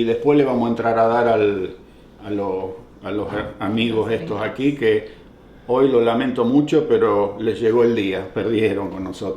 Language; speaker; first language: Spanish; native; Spanish